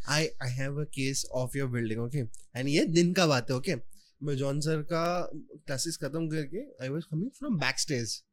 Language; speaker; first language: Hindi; non-native, local second language; Marathi